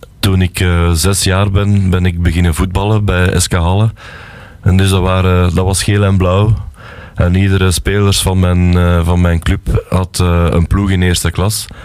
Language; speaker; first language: Dutch; native; Dutch